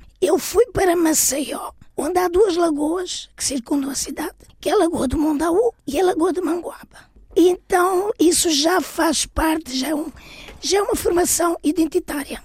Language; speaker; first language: Portuguese; native; Portuguese